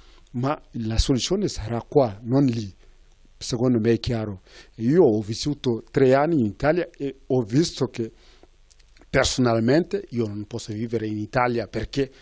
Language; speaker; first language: Italian; non-native, fluent; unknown